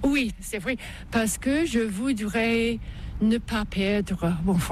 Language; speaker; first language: French; non-native, local second language; English